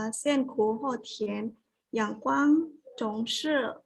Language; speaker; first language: Chinese; non-native, fluent; Indonesian